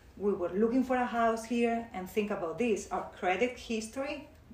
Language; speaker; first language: English; non-native, fluent; Spanish